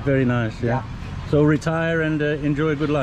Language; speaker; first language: English; native; English